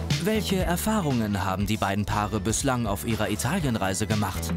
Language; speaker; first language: German; native; German